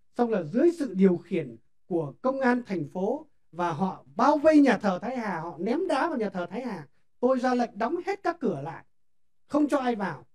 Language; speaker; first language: Vietnamese; native; Vietnamese